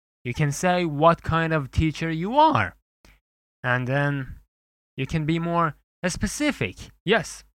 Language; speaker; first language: English; non-native, fluent; Persian